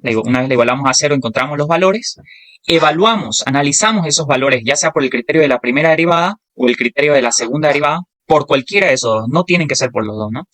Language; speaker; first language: Spanish; native; Spanish